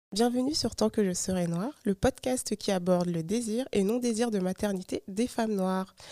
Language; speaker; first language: French; native; French